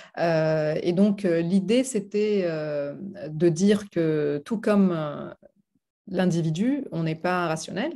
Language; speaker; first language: French; non-native, local second language; Arabic